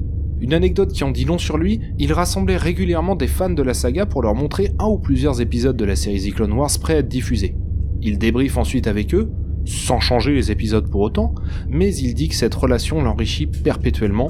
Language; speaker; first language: French; native; French